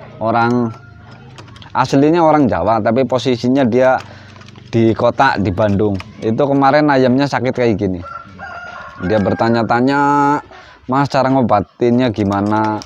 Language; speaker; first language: Indonesian; non-native, local second language; Javanese